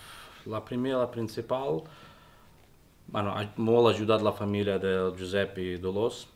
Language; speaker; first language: Catalan; non-native, learner; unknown